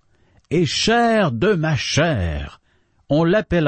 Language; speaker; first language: French; native; French